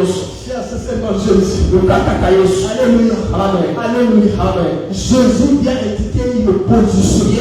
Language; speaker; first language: French; non-native, local second language; Lingala